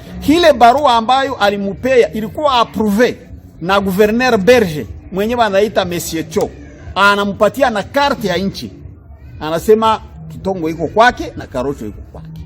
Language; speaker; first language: Swahili; non-native, local second language; Kinyarwanda